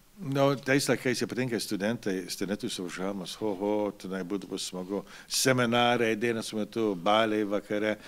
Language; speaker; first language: Lithuanian; early bilingual, heritage; Lithuanian